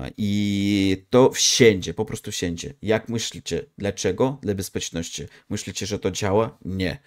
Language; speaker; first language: Polish; non-native, fluent; Russian